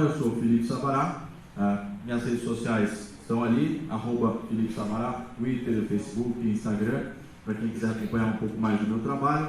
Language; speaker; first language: Portuguese; native; Portuguese